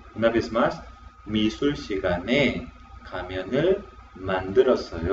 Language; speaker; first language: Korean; non-native, fluent; Spanish